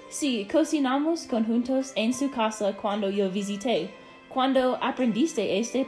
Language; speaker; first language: Spanish; non-native, learner; English